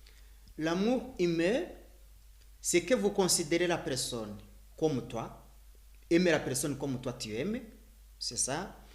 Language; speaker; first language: French; non-native, learner; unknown